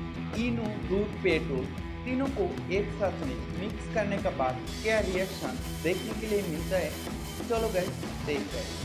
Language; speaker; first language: Hindi; non-native, learner; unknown